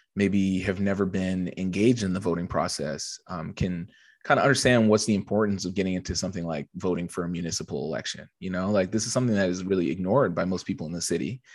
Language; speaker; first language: English; native; English